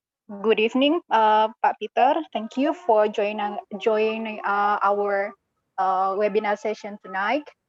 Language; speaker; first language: English; non-native, local second language; Indonesian